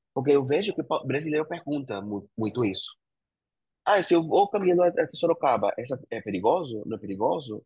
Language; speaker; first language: Portuguese; non-native, fluent; Spanish